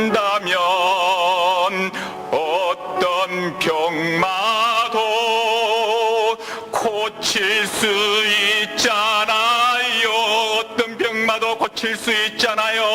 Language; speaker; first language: Korean; native; Korean